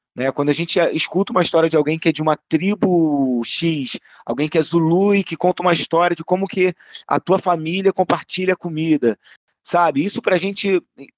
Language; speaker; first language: Portuguese; native; Portuguese